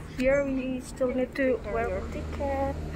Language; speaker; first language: English; non-native, learner; Indonesian